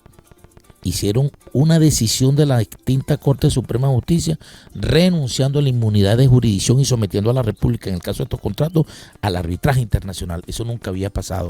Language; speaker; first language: Spanish; native; Spanish